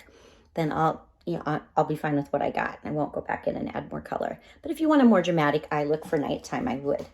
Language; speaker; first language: English; native; English